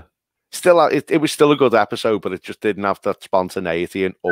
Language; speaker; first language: English; native; English